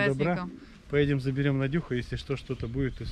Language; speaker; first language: Russian; native; Russian